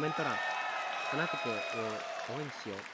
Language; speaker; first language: Japanese; non-native, learner; Filipino